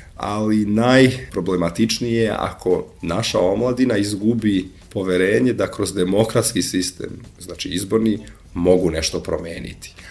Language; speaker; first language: Serbian; non-native, local second language; Albanian